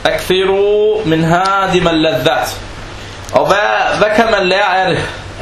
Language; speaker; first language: Danish; non-native, fluent; Arabic